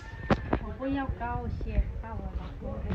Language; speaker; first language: Chinese; non-native, learner; Lao